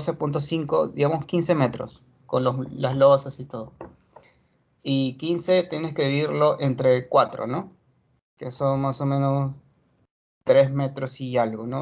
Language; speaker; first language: Spanish; native; Spanish